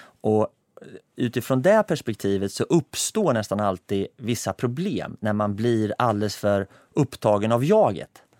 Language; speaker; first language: Swedish; native; Swedish